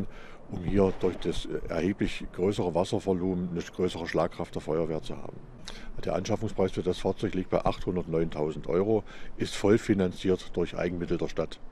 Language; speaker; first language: German; native; German